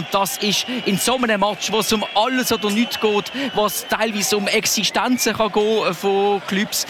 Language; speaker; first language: German; native; German